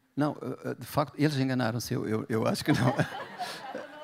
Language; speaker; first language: Portuguese; native; Portuguese